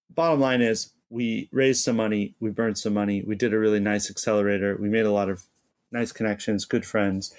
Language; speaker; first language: English; native; English